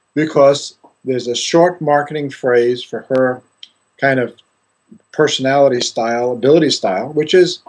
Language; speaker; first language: English; non-native, fluent; Greek